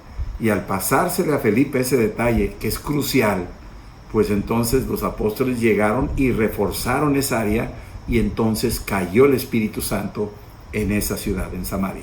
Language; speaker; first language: Spanish; native; Spanish